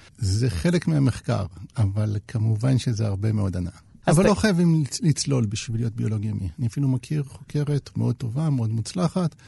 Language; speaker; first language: Hebrew; native; Hebrew